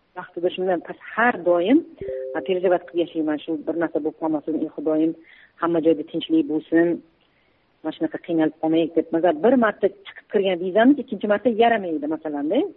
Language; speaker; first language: Uzbek; early bilingual, heritage; Uzbek